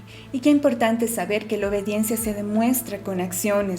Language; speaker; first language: Spanish; native; Spanish